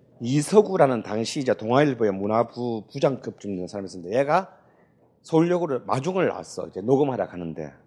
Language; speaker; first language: Korean; native; Korean